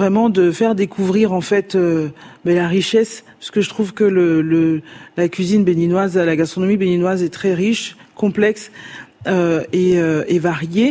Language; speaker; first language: French; non-native, local second language; Fon